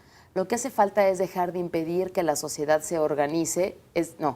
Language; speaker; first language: Spanish; native; Spanish